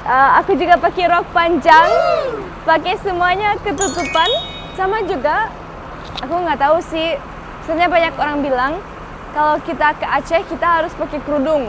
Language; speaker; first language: Indonesian; non-native, fluent; German